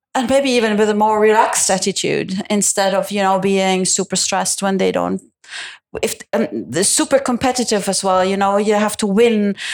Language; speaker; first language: English; non-native, fluent; Italian